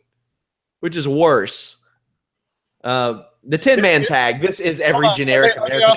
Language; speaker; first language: English; native; English